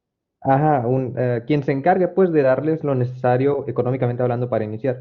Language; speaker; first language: Spanish; native; Spanish